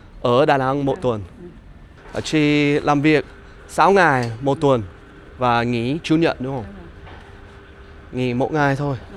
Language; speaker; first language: Vietnamese; non-native, learner; English